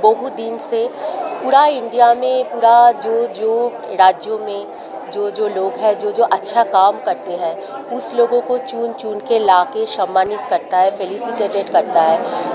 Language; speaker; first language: Hindi; non-native, local second language; Bangla